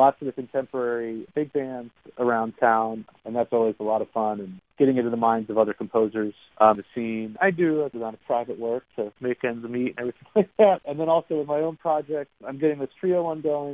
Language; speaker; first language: English; native; English